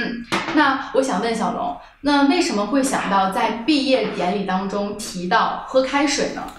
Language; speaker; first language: Chinese; native; Chinese